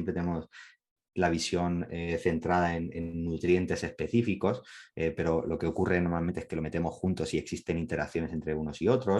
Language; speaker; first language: Spanish; native; Spanish